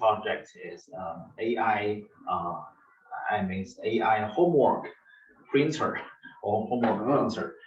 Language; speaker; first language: English; non-native, learner; Chinese